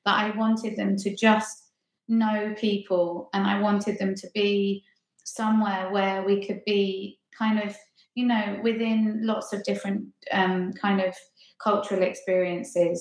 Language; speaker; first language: English; native; English